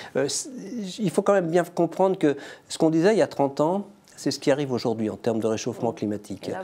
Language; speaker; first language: French; native; French